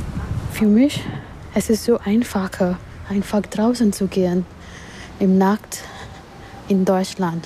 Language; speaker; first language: German; non-native, learner; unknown